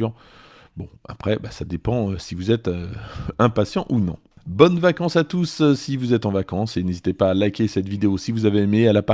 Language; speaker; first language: French; native; French